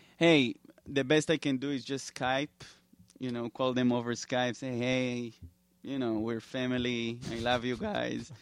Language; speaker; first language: English; non-native, fluent; Hebrew